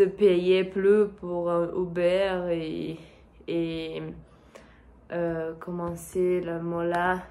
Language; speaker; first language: French; non-native, learner; Portuguese